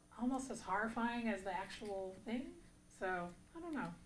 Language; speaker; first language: English; native; English